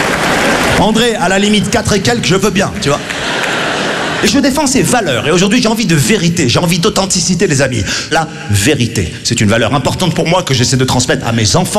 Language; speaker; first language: French; native; French